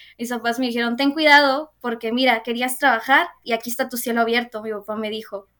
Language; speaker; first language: Spanish; native; Spanish